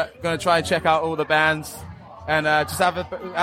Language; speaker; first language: English; native; English